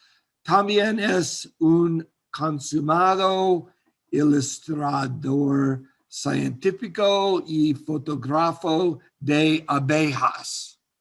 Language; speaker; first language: Spanish; non-native, learner; English